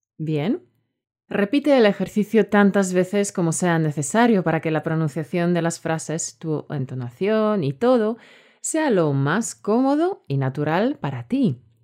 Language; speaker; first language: Spanish; native; Spanish